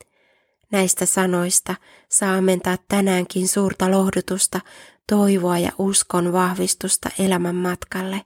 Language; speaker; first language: Finnish; native; Finnish